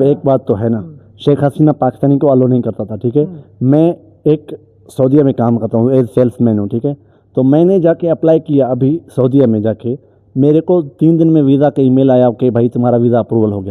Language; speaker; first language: Hindi; non-native, learner; Bangla